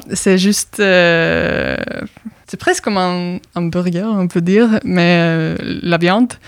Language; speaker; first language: French; non-native, fluent; Norwegian